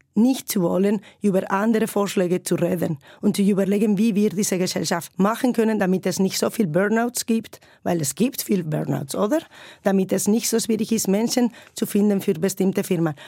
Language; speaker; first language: German; non-native, fluent; Spanish